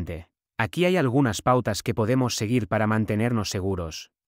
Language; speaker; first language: Spanish; native; Spanish